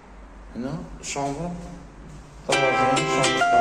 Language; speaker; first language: French; non-native, local second language; Arabic